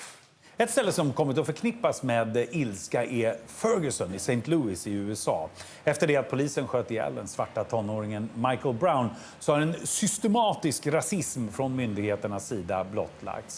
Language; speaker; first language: Swedish; native; Swedish